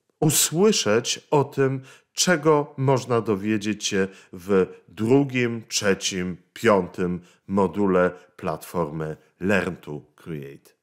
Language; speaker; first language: Polish; native; Polish